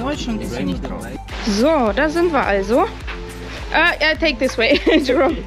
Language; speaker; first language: German; native; German